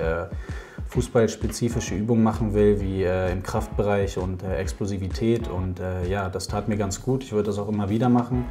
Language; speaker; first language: German; native; German